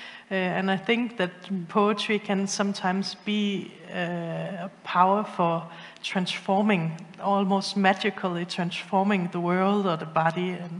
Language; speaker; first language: English; non-native, fluent; Danish